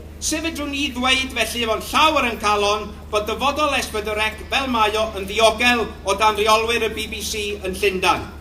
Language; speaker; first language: Welsh; native; Welsh